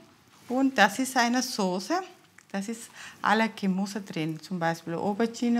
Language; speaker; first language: German; non-native, learner; Tamil